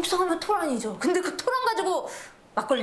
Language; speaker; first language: Korean; native; Korean